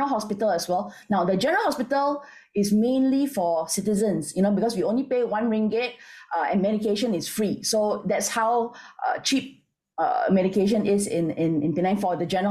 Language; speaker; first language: English; non-native, local second language; Min Nan Chinese